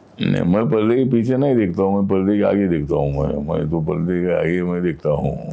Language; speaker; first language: Hindi; non-native, local second language; Marathi